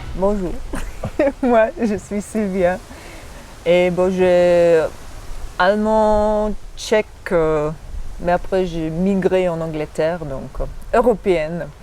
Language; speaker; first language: French; non-native, fluent; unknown